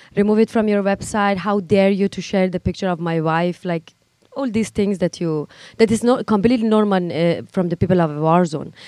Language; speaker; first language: English; non-native, fluent; Persian